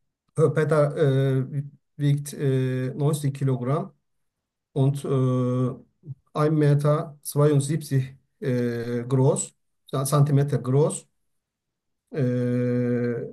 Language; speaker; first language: German; non-native, learner; Turkish